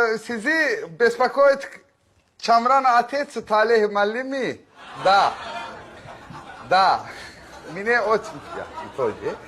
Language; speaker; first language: Russian; non-native, learner; Azerbaijani